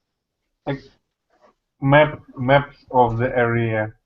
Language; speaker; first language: English; non-native, learner; Russian